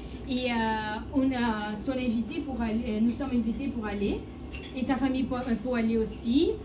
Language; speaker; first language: French; non-native, learner; Portuguese